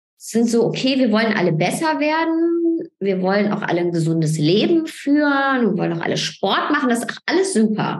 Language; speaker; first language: German; early bilingual, other home language; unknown